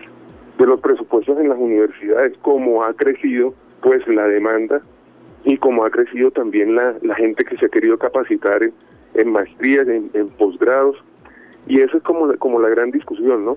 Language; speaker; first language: Spanish; native; Spanish